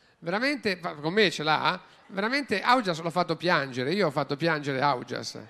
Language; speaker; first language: Italian; native; Italian